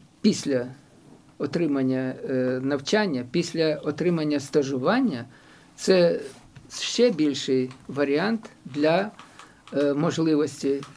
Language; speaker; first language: Ukrainian; non-native, local second language; Russian